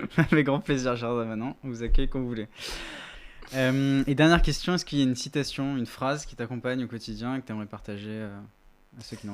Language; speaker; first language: French; native; French